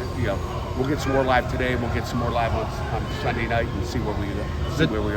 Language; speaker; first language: English; native; English